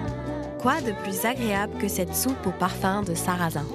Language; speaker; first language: French; native; French